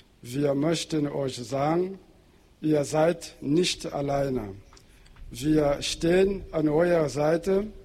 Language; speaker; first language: German; non-native, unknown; Portuguese